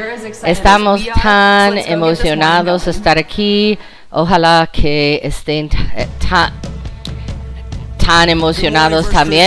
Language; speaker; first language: Spanish; non-native, fluent; English